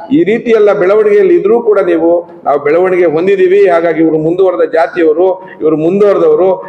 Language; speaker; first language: Kannada; native; Kannada